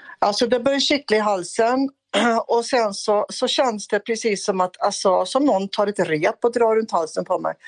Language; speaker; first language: Swedish; native; Swedish